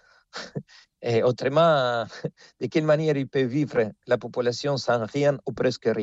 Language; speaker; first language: French; non-native, fluent; Spanish